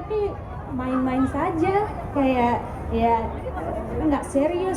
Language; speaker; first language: Indonesian; non-native, fluent; English